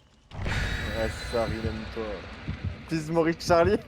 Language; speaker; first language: French; native; French